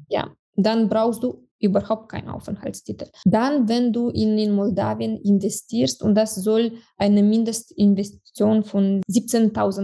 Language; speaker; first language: German; non-native, fluent; Romanian